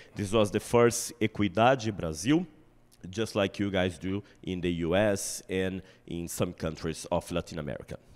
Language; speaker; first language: English; non-native, fluent; Portuguese